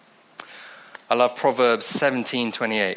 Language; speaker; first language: English; native; English